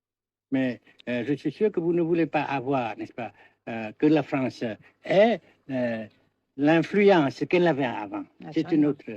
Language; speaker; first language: French; non-native, fluent; Vietnamese